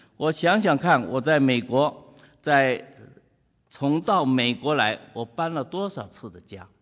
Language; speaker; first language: Chinese; native; Chinese